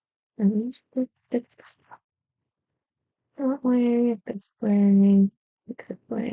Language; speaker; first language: English; native; English